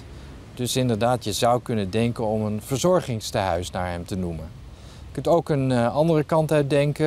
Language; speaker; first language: Dutch; native; Dutch